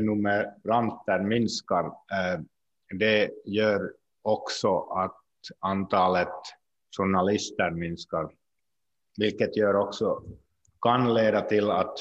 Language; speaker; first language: Swedish; non-native, local second language; Finnish